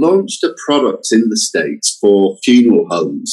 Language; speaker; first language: English; native; English